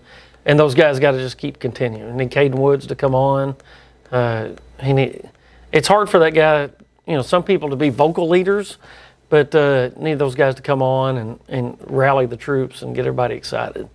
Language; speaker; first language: English; native; English